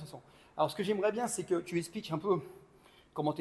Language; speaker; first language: French; native; French